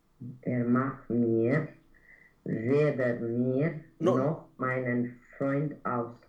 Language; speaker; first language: German; non-native, learner; Romanian